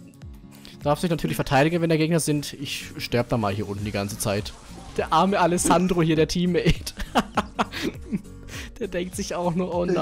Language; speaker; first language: German; native; German